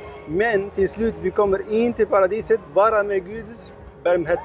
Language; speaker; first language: Swedish; non-native, learner; Arabic